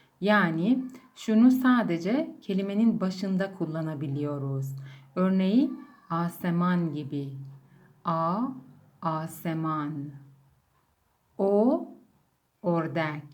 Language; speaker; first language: Turkish; non-native, fluent; Persian